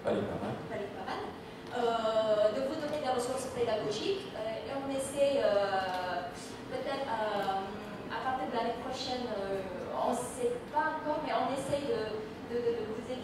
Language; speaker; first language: French; non-native, fluent; Indonesian